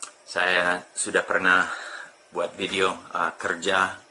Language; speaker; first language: Indonesian; non-native, fluent; English